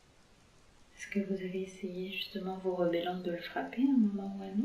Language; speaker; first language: French; native; French